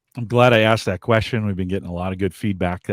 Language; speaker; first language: English; native; English